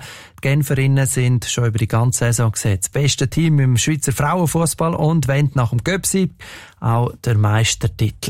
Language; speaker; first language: German; native; German